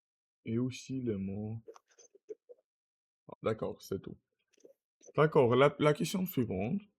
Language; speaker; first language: French; non-native, learner; Russian